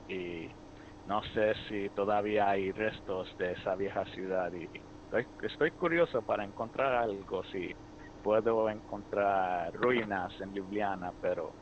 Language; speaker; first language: Spanish; early bilingual, heritage; Spanish